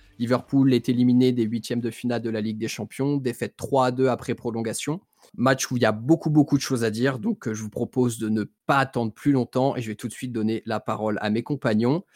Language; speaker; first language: French; native; French